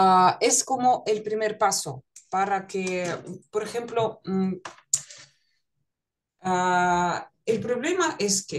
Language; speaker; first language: Spanish; non-native, fluent; Russian